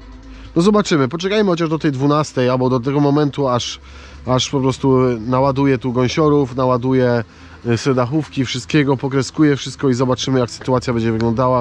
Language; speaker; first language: Polish; native; Polish